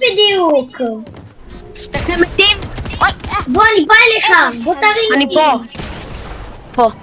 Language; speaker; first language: Hebrew; native; Hebrew